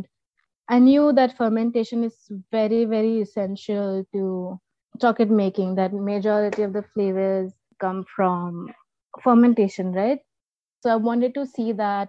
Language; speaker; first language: English; non-native, local second language; Marathi